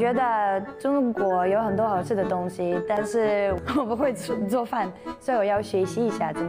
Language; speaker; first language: Chinese; non-native, fluent; Russian